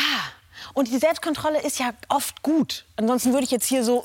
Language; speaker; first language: German; native; German